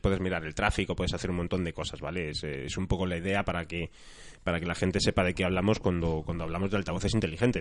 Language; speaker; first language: Spanish; native; Spanish